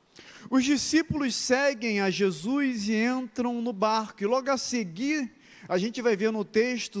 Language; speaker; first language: Portuguese; native; Portuguese